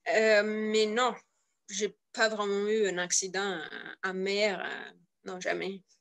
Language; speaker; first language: French; non-native, learner; Russian